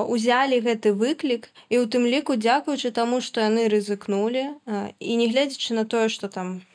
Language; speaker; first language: Belarusian; non-native, local second language; Russian